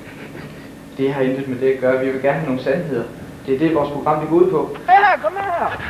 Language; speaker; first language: Danish; native; Danish